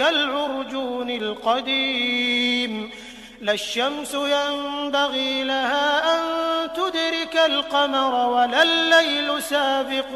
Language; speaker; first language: Arabic; native; Arabic